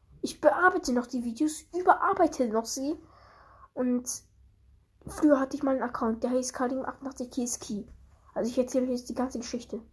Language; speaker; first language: German; early bilingual, other home language; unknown